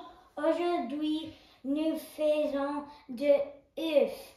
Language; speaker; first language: French; non-native, learner; English